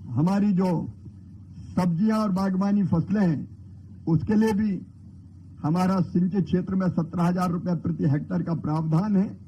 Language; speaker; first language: Hindi; native; Hindi